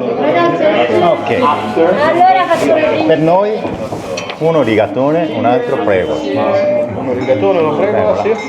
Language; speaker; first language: Italian; non-native, learner; Korean